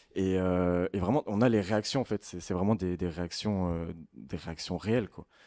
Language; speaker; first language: French; native; French